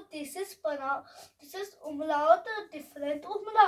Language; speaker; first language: English; non-native, learner; Hindi